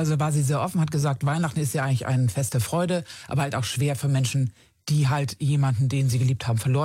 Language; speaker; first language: German; native; German